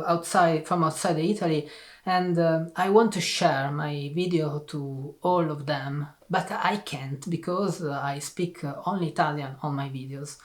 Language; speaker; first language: English; non-native, learner; Italian